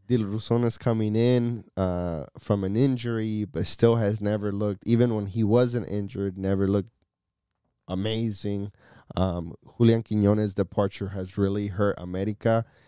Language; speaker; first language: English; early bilingual, other home language; Spanish